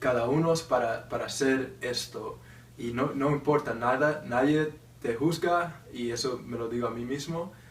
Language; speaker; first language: Spanish; non-native, learner; English